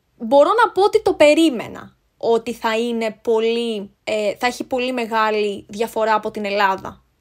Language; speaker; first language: Greek; native; Greek